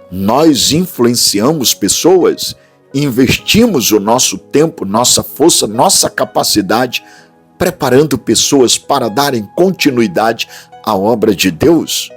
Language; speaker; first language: Portuguese; native; Portuguese